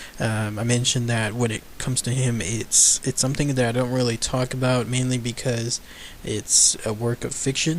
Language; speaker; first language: English; native; English